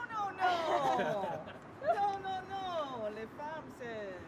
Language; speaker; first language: French; non-native, learner; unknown